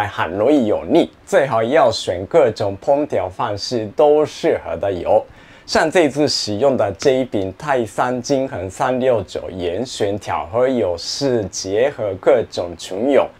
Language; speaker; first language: Chinese; non-native, fluent; Japanese